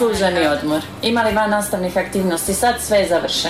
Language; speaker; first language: Croatian; native; Croatian